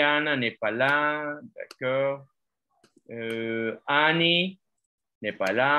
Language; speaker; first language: French; non-native, fluent; Spanish